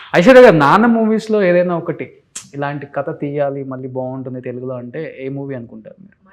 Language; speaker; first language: Telugu; native; Telugu